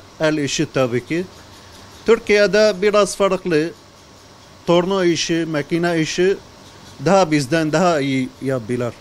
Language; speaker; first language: Turkish; non-native, learner; Arabic